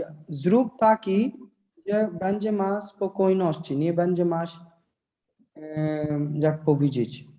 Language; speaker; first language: Polish; non-native, learner; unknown